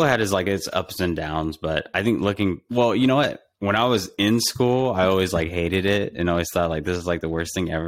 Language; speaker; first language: English; native; English